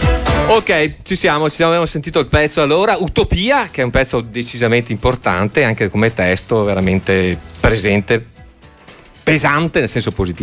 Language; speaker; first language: Italian; native; Italian